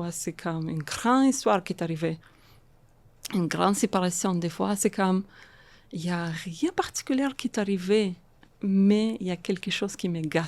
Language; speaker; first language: French; non-native, fluent; Russian